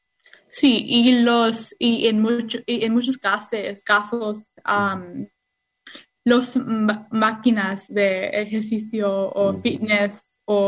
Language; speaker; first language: Spanish; non-native, learner; English